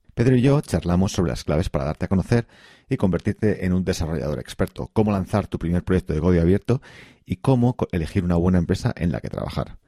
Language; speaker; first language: Spanish; native; Spanish